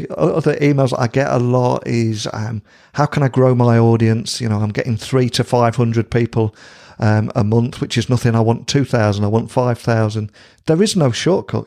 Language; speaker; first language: English; native; English